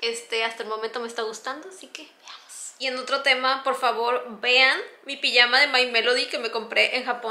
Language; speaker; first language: Spanish; native; Spanish